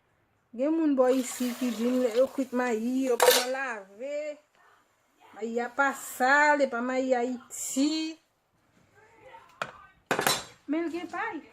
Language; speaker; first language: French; non-native, local second language; Haitian Creole